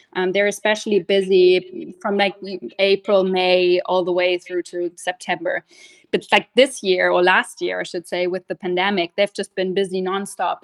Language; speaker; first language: English; non-native, fluent; German